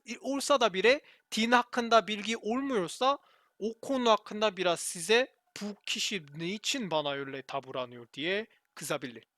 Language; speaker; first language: Turkish; non-native, learner; Korean